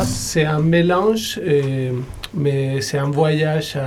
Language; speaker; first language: French; non-native, learner; Spanish